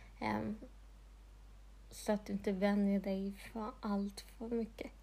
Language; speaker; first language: Swedish; non-native, local second language; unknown